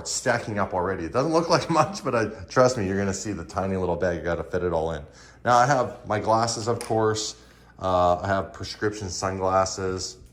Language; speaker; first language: English; native; English